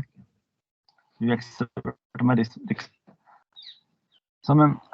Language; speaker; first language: English; non-native, local second language; Hindi